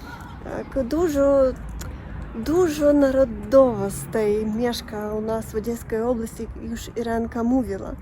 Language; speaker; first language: Polish; non-native, learner; Russian